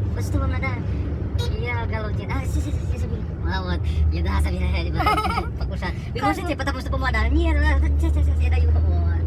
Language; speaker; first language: Russian; non-native, learner; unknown